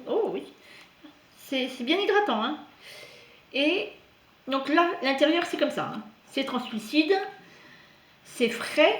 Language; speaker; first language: French; native; French